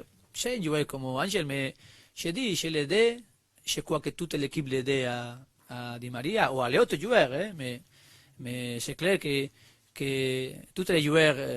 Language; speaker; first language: French; non-native, learner; Spanish